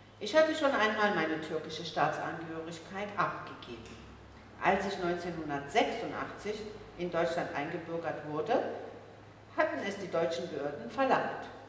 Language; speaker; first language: German; early bilingual, other home language; Turkish